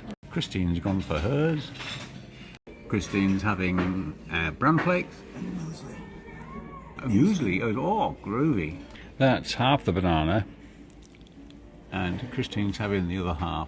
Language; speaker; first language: English; native; English